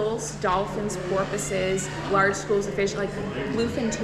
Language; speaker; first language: English; native; English